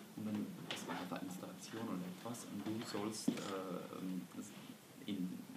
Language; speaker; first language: German; non-native, learner; Slovenian